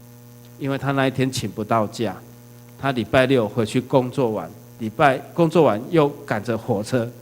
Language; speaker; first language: Chinese; native; Chinese